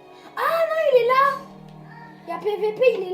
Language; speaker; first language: French; native; French